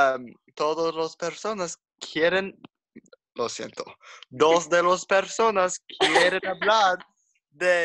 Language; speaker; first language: Spanish; non-native, learner; English